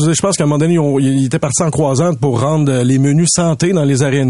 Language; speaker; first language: French; native; French